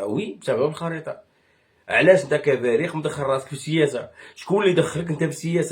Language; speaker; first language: Arabic; native; Arabic